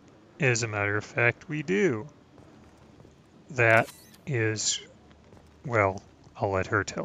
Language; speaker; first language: English; native; English